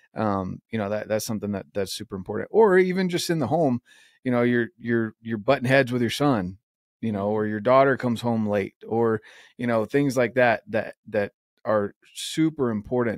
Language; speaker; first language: English; native; English